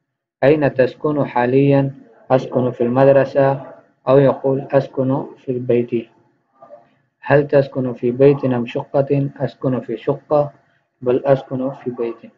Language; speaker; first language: Arabic; non-native, fluent; Urdu